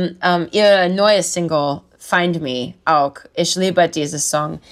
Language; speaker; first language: German; non-native, learner; English